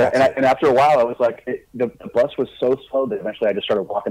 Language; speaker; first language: English; native; English